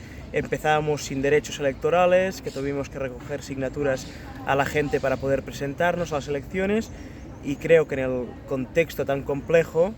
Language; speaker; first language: Spanish; non-native, local second language; Catalan